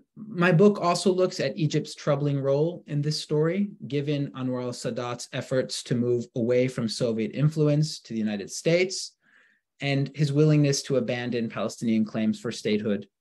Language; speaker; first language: English; native; English